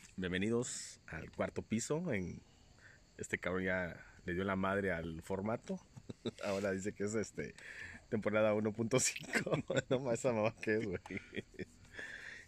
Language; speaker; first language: Spanish; native; Spanish